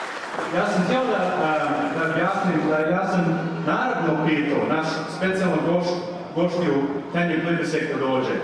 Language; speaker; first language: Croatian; early bilingual, heritage; Bosnian